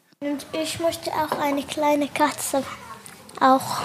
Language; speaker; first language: German; non-native, learner; Arabic